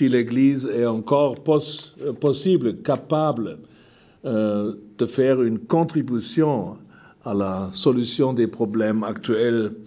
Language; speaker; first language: French; non-native, fluent; German